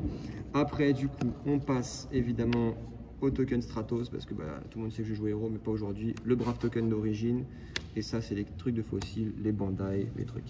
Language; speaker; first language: French; native; French